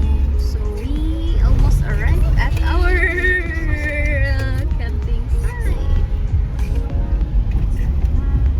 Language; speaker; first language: English; non-native, local second language; Malay